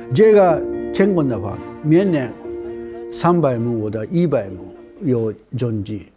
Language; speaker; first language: Chinese; non-native, learner; Japanese